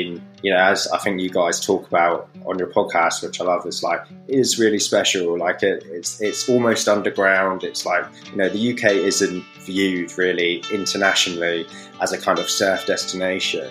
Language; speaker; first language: English; native; English